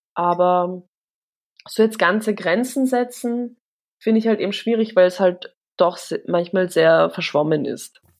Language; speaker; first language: German; early bilingual, other home language; Polish